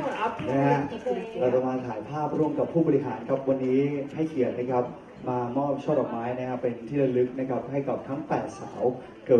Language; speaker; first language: Thai; native; Thai